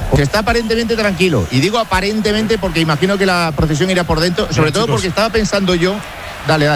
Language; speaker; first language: Spanish; native; Spanish